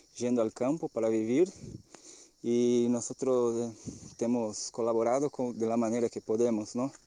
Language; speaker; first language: Spanish; non-native, fluent; Portuguese